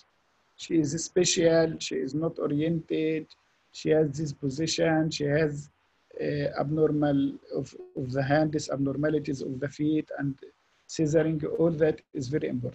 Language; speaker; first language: English; non-native, fluent; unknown